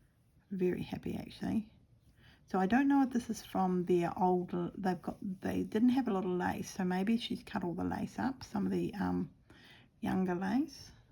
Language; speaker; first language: English; native; English